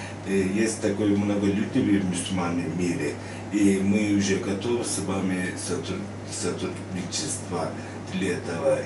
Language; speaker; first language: Russian; non-native, learner; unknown